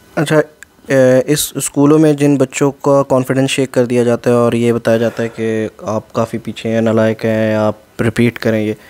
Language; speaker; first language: Urdu; native; Urdu